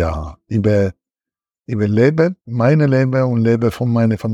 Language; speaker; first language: German; non-native, learner; Italian